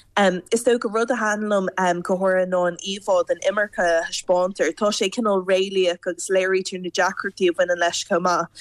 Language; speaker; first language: Irish; non-native, local second language; English